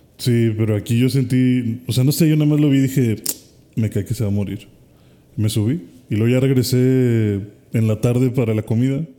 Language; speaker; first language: Spanish; native; Spanish